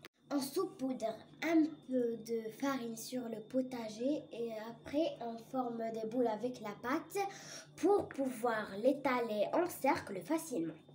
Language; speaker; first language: French; non-native, local second language; Arabic